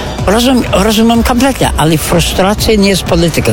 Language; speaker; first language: Polish; non-native, fluent; English